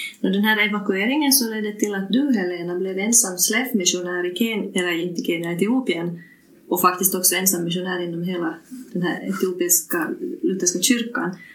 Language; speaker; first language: Swedish; native; Swedish